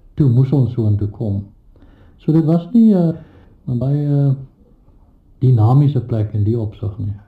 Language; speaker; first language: Afrikaans; native; Afrikaans